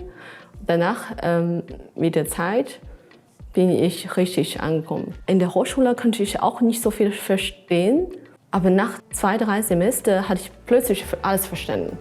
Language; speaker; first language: German; non-native, fluent; Chinese